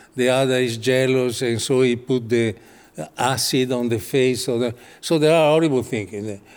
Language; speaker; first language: English; non-native, fluent; Italian